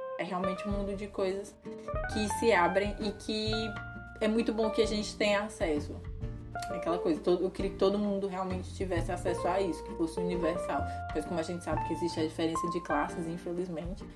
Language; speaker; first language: Portuguese; native; Portuguese